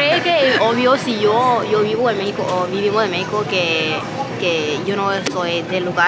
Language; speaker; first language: Spanish; non-native, learner; English